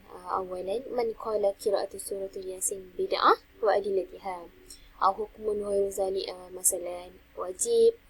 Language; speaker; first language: Arabic; non-native, learner; Malay